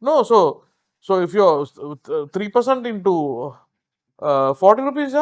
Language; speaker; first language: English; non-native, local second language; Sinhala